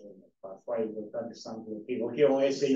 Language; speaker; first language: French; non-native, learner; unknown